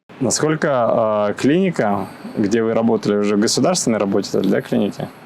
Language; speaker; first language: Russian; native; Russian